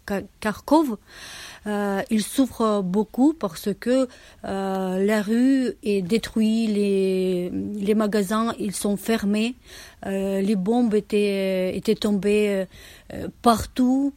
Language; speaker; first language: French; non-native, learner; Ukrainian